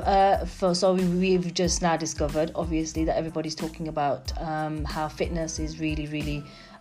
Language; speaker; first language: English; native; English